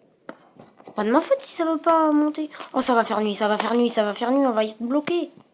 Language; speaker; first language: French; native; French